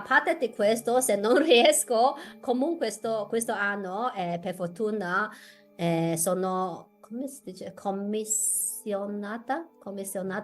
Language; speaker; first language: Italian; non-native, fluent; Chinese